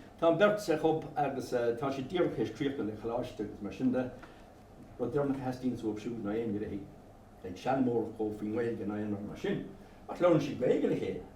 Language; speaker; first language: Irish; non-native, local second language; English